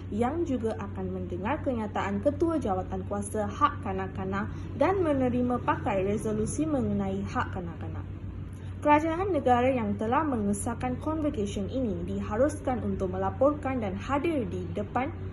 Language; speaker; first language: Malay; non-native, local second language; Tamil